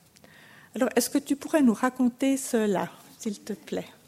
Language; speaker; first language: French; native; French